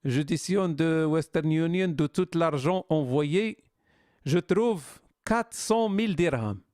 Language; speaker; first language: French; non-native, local second language; Arabic